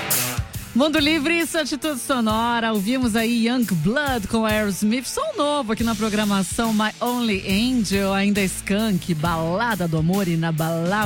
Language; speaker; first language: Portuguese; native; Portuguese